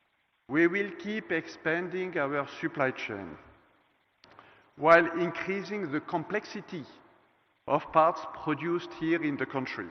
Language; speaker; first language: English; non-native, fluent; French